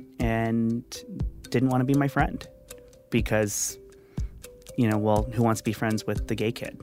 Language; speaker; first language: English; native; English